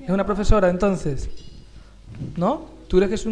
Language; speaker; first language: Spanish; native; Spanish